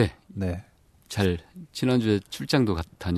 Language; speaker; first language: Korean; native; Korean